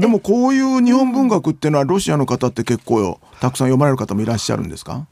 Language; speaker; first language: Japanese; native; Japanese